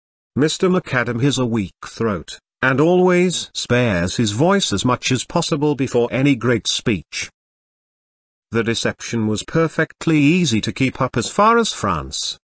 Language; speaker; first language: English; non-native, fluent; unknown